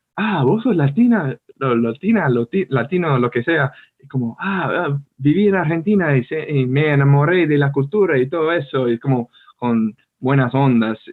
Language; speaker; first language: Spanish; non-native, fluent; English